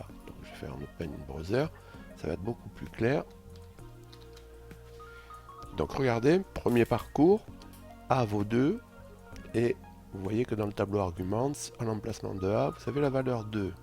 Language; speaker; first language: French; native; French